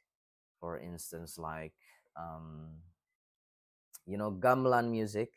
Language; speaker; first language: English; non-native, fluent; Indonesian